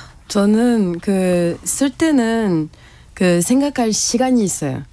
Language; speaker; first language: Korean; non-native, fluent; French